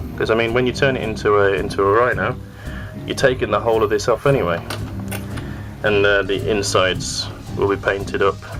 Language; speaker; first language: English; native; English